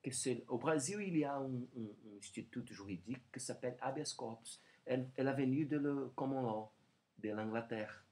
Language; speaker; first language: French; non-native, learner; Portuguese